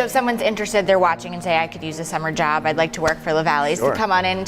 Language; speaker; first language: English; native; English